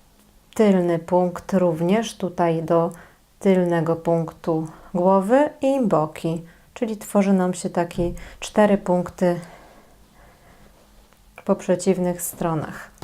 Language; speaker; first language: Polish; native; Polish